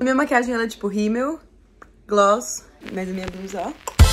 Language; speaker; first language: Portuguese; native; Portuguese